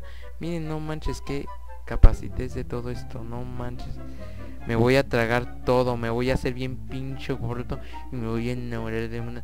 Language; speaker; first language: Spanish; native; Spanish